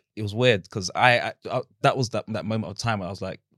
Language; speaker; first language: English; early bilingual, other home language; Akan